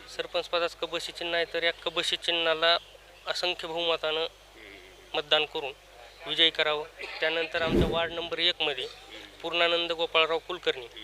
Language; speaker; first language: Marathi; native; Marathi